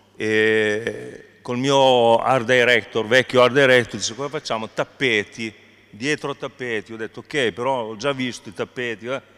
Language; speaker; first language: Italian; native; Italian